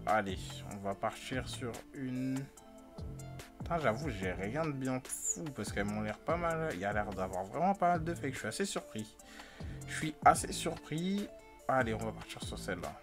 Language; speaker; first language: French; native; French